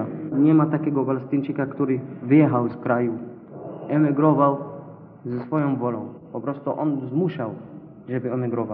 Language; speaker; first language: Polish; non-native, local second language; Arabic